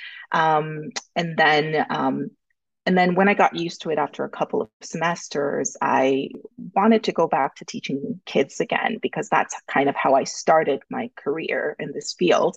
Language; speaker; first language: English; early bilingual, other home language; Korean